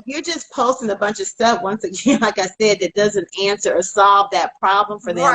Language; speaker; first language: English; native; English